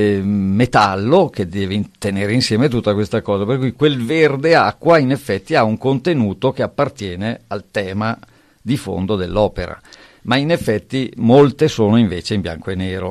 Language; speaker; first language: Italian; native; Italian